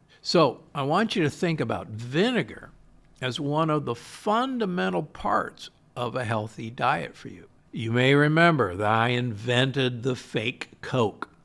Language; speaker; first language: English; native; English